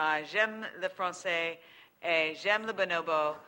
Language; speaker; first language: French; non-native, learner; English